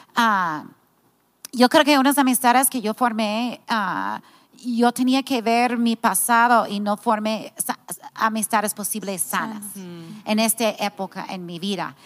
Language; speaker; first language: Spanish; non-native, fluent; English